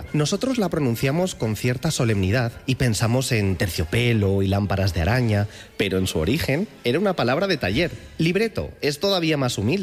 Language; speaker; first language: Spanish; native; Spanish